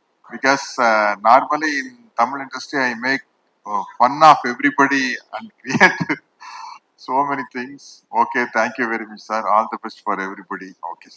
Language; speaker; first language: English; non-native, local second language; Tamil